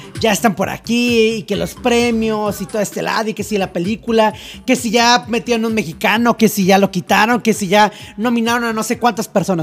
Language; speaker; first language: Spanish; native; Spanish